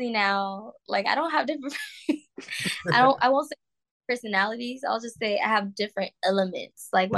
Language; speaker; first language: English; native; English